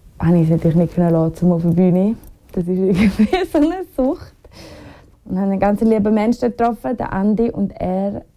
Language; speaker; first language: German; native; German